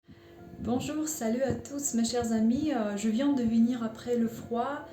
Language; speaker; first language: French; non-native, learner; Russian